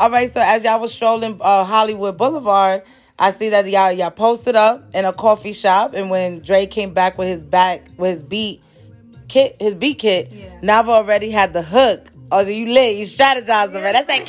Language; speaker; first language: English; early bilingual, other home language; Spanish